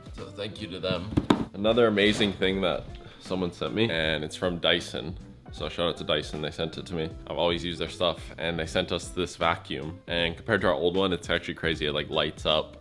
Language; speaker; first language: English; native; English